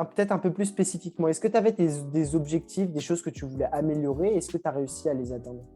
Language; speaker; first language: French; native; French